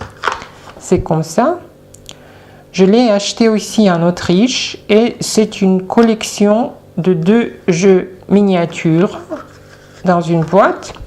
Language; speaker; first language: French; non-native, fluent; Russian